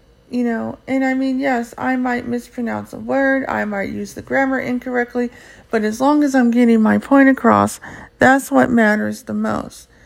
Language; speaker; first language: English; native; English